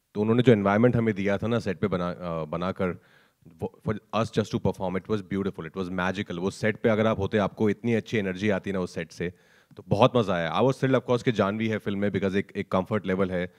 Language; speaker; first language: Hindi; native; Hindi